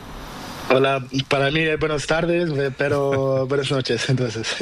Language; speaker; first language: Spanish; non-native, learner; Portuguese